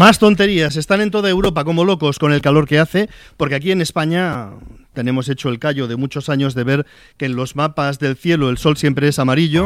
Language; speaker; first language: Spanish; native; Spanish